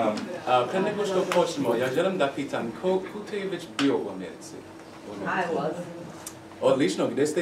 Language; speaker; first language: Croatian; non-native, learner; English